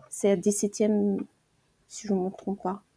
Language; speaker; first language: French; non-native, fluent; Ukrainian